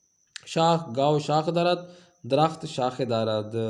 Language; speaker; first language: Persian; non-native, fluent; Urdu